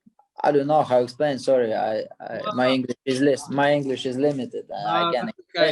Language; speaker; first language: English; non-native, learner; Russian